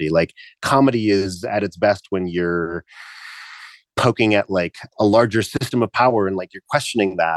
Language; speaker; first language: English; early bilingual, other home language; Japanese